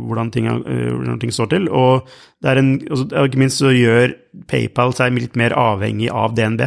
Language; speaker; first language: Norwegian; native; Norwegian